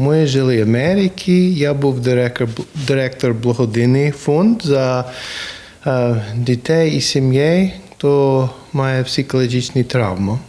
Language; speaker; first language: Ukrainian; non-native, learner; English